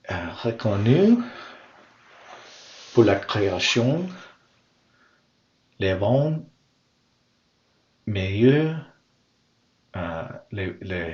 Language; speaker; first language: French; non-native, learner; English